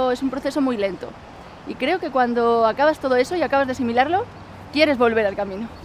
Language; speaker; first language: Spanish; native; Spanish